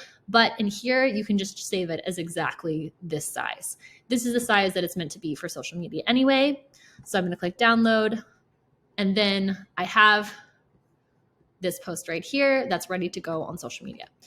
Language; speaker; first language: English; native; English